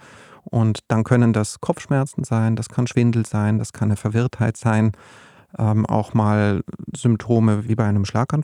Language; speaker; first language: German; native; German